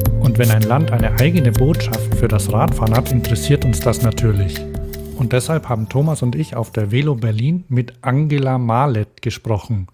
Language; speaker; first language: German; native; German